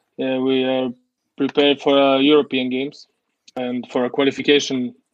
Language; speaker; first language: English; non-native, learner; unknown